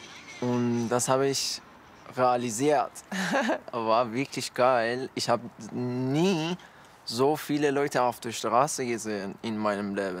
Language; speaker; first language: German; non-native, learner; Persian